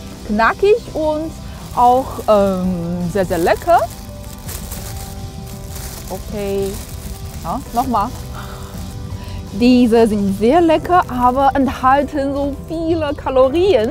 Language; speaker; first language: German; non-native, fluent; Chinese